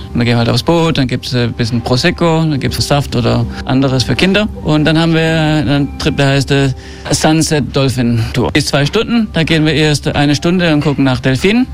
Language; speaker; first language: German; early bilingual, heritage; German